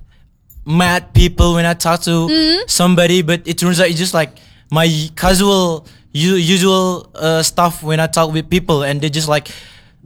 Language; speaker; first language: English; non-native, fluent; Indonesian